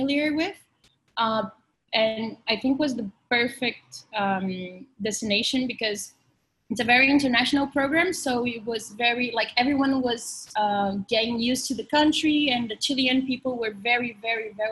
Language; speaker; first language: English; non-native, fluent; Portuguese